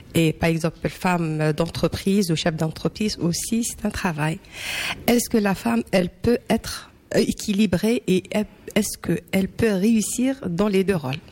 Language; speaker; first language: French; non-native, local second language; Arabic